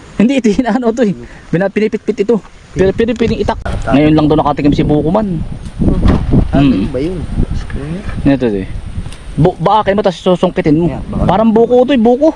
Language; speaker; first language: Filipino; native; Filipino